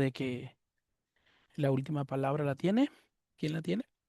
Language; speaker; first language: Spanish; native; Spanish